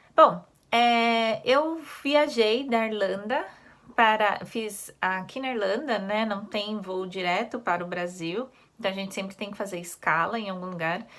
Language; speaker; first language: Portuguese; native; Portuguese